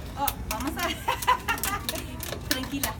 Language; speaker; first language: Spanish; non-native, fluent; English